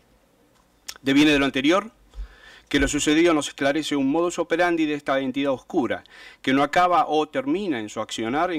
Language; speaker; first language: Spanish; native; Spanish